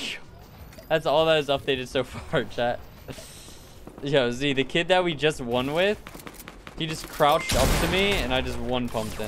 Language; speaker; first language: English; native; English